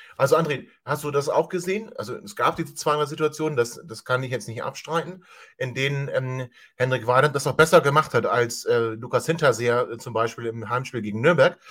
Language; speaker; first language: German; native; German